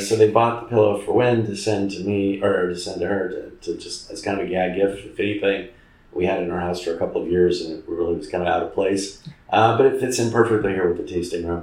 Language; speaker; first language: English; native; English